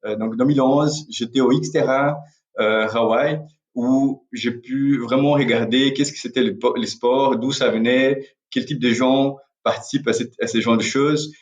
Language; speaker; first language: French; non-native, fluent; Portuguese